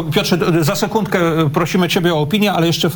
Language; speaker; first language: Polish; native; Polish